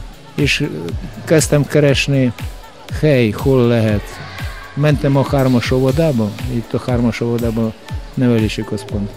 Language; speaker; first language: Hungarian; non-native, learner; Russian